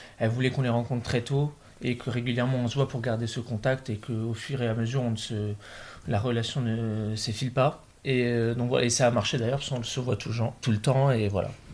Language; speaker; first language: French; native; French